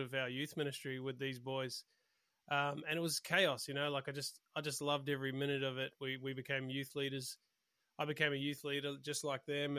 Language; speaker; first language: English; native; English